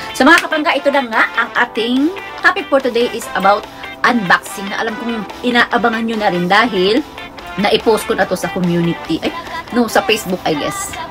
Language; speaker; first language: Filipino; non-native, local second language; Hiligaynon